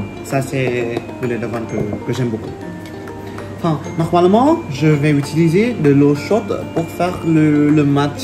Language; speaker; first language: French; non-native, learner; Vietnamese